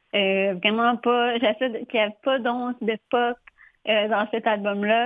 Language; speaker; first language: French; native; French